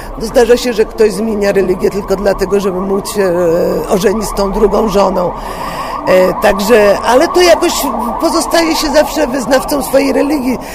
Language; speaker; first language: Polish; native; Polish